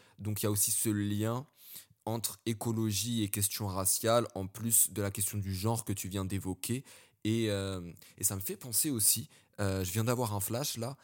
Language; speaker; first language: French; early bilingual, other home language; Arabic